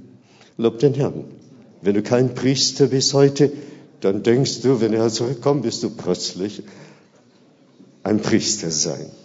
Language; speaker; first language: German; non-native, fluent; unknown